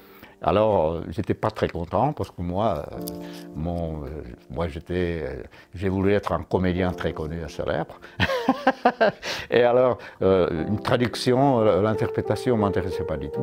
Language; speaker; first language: French; non-native, fluent; Czech